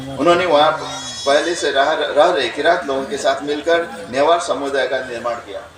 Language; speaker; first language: Hindi; non-native, fluent; Newari